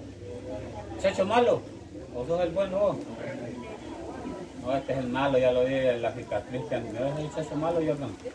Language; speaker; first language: Spanish; native; Spanish